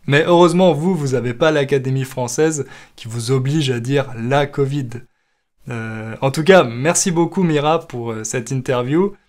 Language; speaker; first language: French; native; French